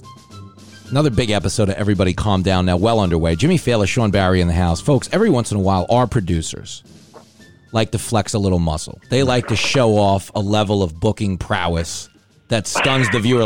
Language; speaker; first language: English; native; English